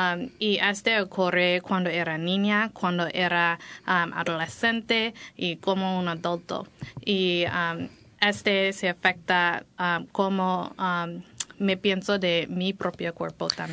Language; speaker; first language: Spanish; non-native, learner; English